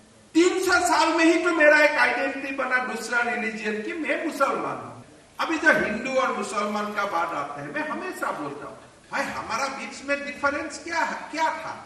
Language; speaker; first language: Hindi; non-native, local second language; Assamese